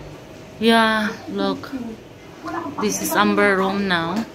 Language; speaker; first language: English; non-native, local second language; Filipino